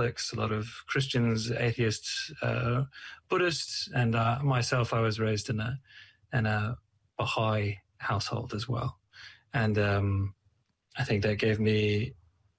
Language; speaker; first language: English; native; English